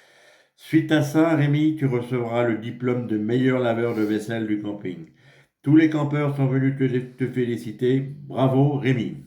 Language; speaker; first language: French; native; French